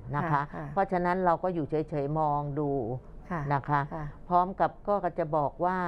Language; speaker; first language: Thai; native; Thai